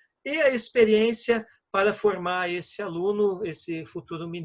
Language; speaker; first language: Portuguese; native; Portuguese